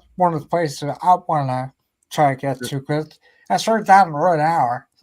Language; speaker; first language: English; native; English